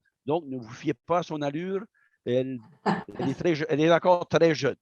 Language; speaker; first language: French; native; French